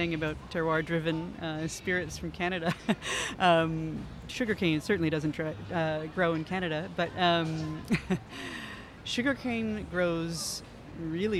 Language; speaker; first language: English; native; English